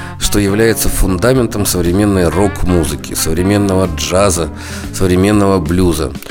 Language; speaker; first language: Russian; native; Russian